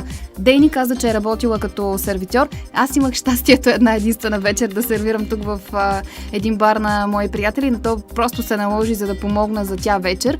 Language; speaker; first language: Bulgarian; native; Bulgarian